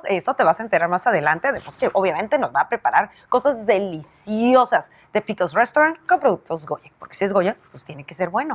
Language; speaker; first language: Spanish; native; Spanish